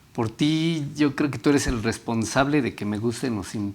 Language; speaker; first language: Spanish; native; Spanish